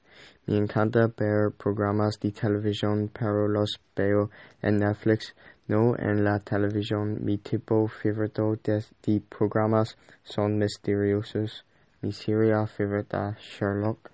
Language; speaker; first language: Spanish; non-native, learner; English